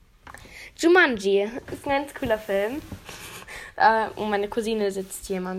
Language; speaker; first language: German; native; German